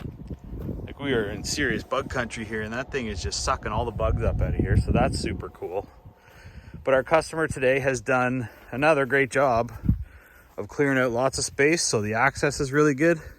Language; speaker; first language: English; native; English